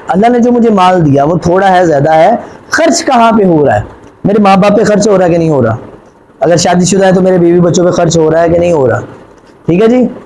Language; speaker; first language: Urdu; non-native, local second language; Punjabi